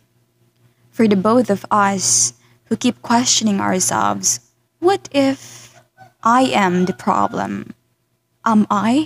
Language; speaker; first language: English; non-native, local second language; Cebuano